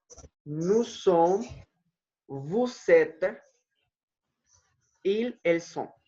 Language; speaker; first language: French; non-native, fluent; Spanish